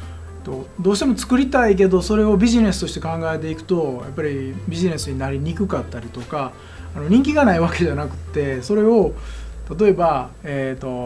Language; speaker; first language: Japanese; native; Japanese